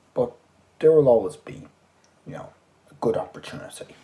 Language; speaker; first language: English; native; English